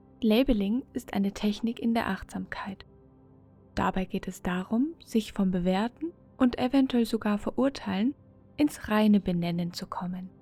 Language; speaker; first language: German; native; German